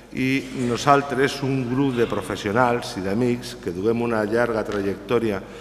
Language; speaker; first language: Catalan; non-native, local second language; Spanish